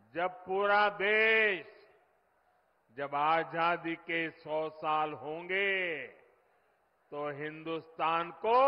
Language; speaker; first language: Hindi; non-native, local second language; Gujarati